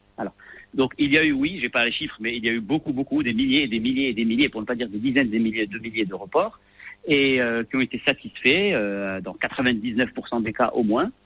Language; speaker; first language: French; non-native, local second language; Arabic